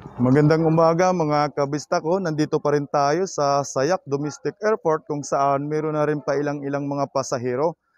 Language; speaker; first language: Filipino; non-native, local second language; Cebuano